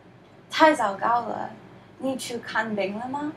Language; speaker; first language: Chinese; non-native, learner; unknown